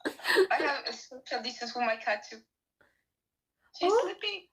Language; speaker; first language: English; non-native, learner; French